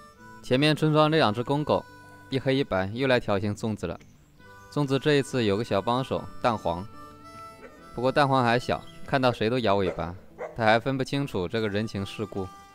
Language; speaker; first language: Chinese; native; Chinese